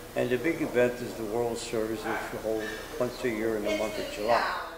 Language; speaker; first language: English; native; English